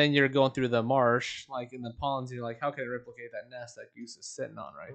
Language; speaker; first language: English; native; English